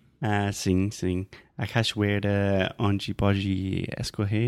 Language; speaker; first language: Portuguese; non-native, fluent; English